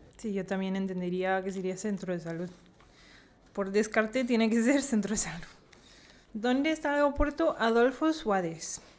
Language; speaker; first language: Spanish; non-native, fluent; Danish